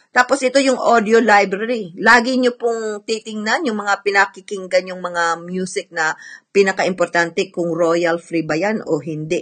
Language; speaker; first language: Filipino; non-native, local second language; Cebuano